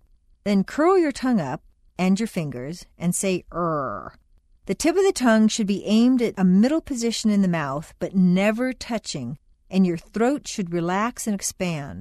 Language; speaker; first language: English; native; English